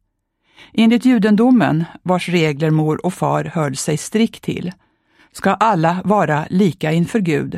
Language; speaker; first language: Swedish; early bilingual, other home language; Hungarian